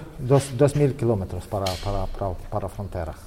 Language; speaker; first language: Spanish; non-native, learner; Ukrainian